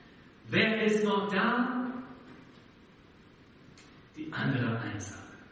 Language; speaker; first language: German; non-native, fluent; English